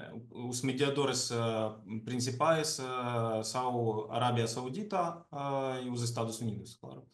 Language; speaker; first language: Portuguese; non-native, fluent; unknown